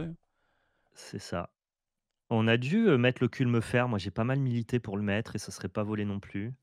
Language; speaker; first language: French; native; French